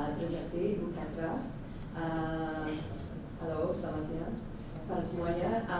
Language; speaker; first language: Indonesian; non-native, fluent; English